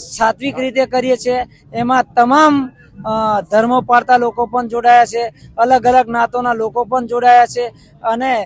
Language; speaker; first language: Gujarati; non-native, local second language; Rathawi